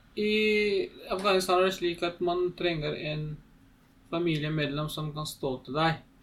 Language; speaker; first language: Norwegian; non-native, learner; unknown